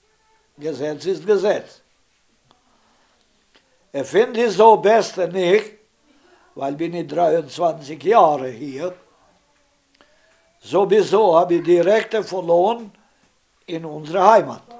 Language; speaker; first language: German; non-native, learner; Romany